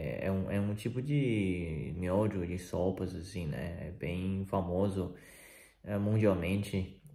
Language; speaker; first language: Portuguese; non-native, fluent; Chinese